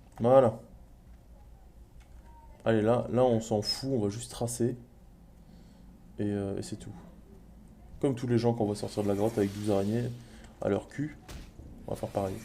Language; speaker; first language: French; native; French